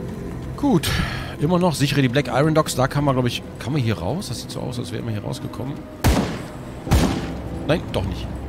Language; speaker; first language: German; native; German